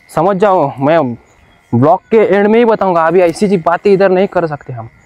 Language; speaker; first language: Hindi; non-native, local second language; Marathi